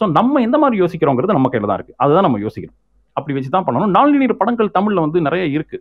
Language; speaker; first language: Tamil; native; Tamil